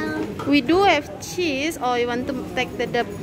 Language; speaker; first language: English; non-native, learner; Indonesian